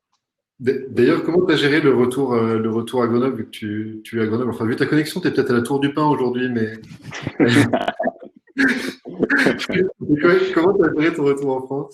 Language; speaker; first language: French; native; French